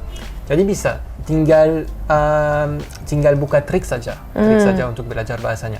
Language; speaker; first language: Indonesian; non-native, fluent; French